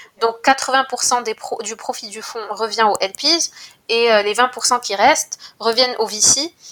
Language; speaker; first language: French; non-native, local second language; Arabic